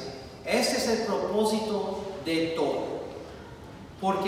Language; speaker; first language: Spanish; non-native, fluent; English